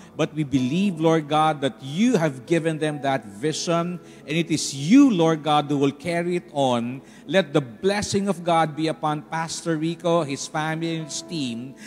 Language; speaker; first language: English; non-native, local second language; Filipino